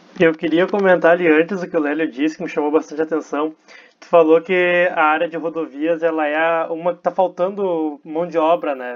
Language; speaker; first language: Portuguese; native; Portuguese